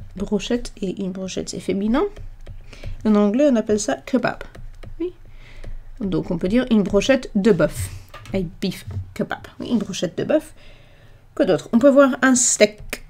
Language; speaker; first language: French; non-native, fluent; English